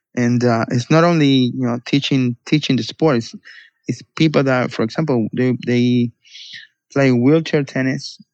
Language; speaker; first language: English; non-native, fluent; Spanish